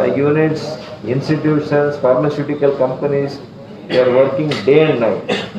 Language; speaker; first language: English; non-native, local second language; Kannada